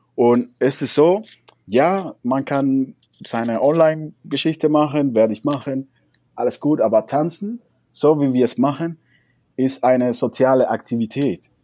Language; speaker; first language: German; non-native, fluent; Spanish